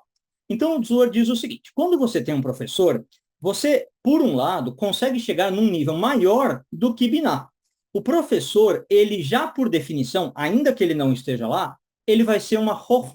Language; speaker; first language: Portuguese; native; Portuguese